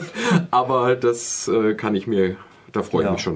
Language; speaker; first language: German; native; German